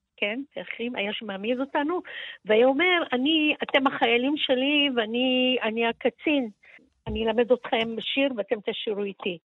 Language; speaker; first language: Hebrew; early bilingual, other home language; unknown